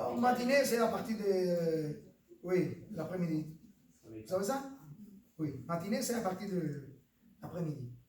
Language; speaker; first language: French; non-native, fluent; Spanish